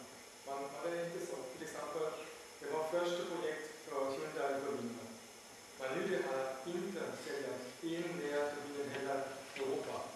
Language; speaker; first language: Swedish; non-native, learner; German